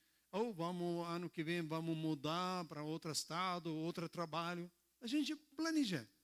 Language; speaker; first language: Portuguese; non-native, learner; Arabic